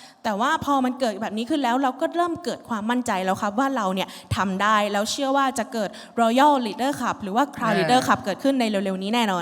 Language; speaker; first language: Thai; native; Thai